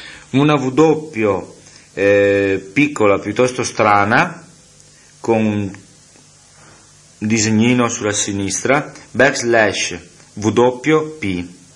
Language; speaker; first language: Italian; native; Italian